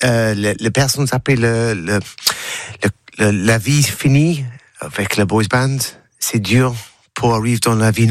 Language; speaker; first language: French; non-native, learner; English